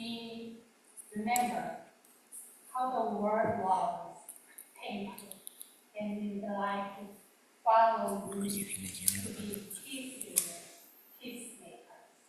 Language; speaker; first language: English; non-native, learner; Korean